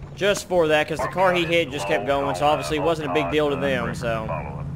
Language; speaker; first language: English; native; English